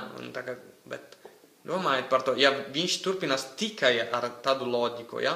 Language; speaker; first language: Latvian; non-native, fluent; Italian